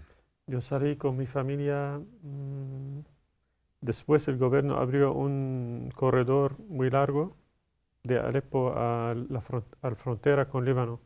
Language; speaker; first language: Spanish; non-native, learner; Arabic